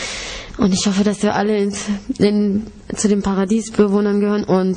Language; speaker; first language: German; early bilingual, other home language; Greek